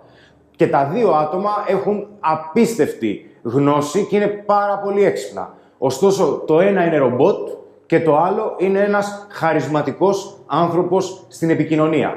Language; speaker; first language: Greek; native; Greek